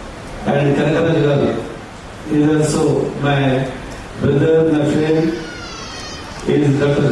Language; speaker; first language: English; non-native, local second language; Telugu